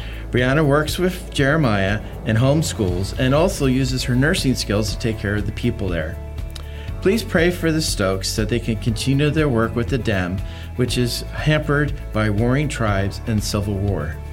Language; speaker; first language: English; native; English